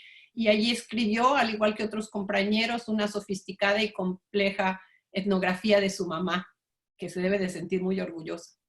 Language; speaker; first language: Spanish; native; Spanish